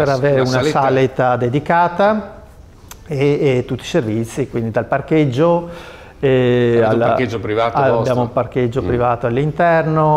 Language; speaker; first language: Italian; native; Italian